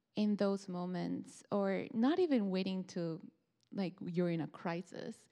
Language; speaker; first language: English; non-native, fluent; Spanish